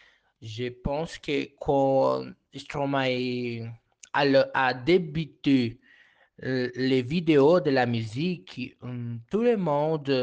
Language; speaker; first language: French; non-native, learner; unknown